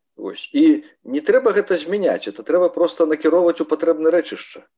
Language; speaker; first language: Belarusian; native; Belarusian